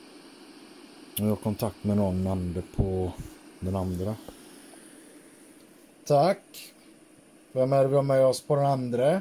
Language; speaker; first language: Swedish; native; Swedish